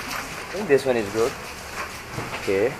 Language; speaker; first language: English; non-native, learner; Hindi